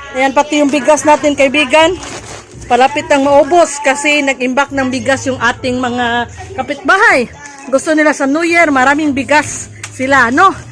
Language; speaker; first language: Filipino; non-native, local second language; Cebuano